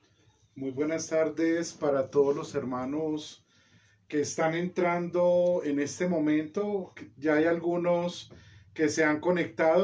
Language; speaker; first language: Spanish; native; Spanish